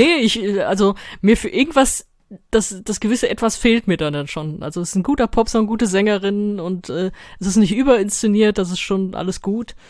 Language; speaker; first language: German; native; German